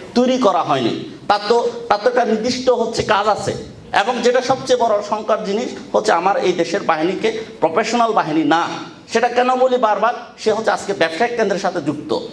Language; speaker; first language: Bangla; non-native, local second language; Chakma